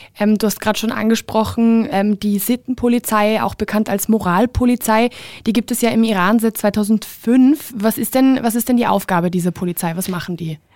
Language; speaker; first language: German; native; German